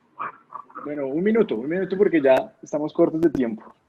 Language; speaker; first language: Spanish; native; Spanish